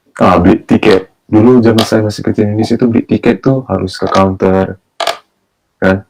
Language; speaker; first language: Indonesian; early bilingual, heritage; Indonesian